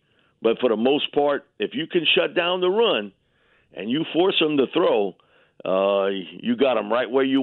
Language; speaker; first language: English; native; English